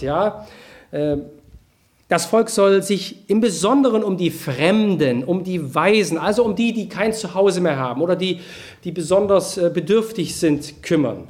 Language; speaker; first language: German; native; German